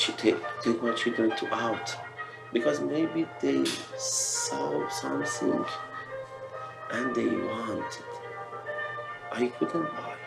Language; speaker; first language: English; non-native, learner; Persian